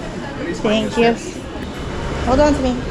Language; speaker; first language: English; native; English